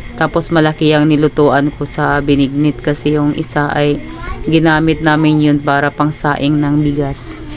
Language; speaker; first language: Filipino; non-native, local second language; Cebuano